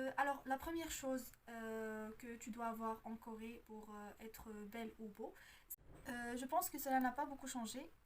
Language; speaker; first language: French; non-native, local second language; Arabic